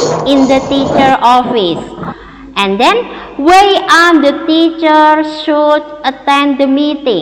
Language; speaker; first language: English; non-native, learner; Indonesian